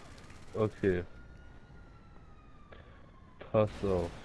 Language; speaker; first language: German; native; German